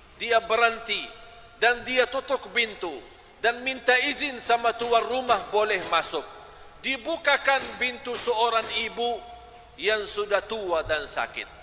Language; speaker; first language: Malay; non-native, fluent; Arabic